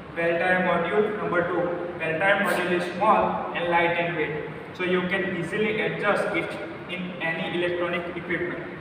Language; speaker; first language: English; non-native, local second language; Gujarati